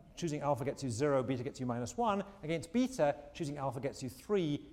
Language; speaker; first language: English; native; English